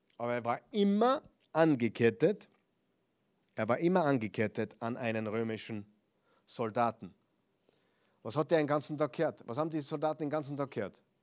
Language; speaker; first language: German; non-native, fluent; English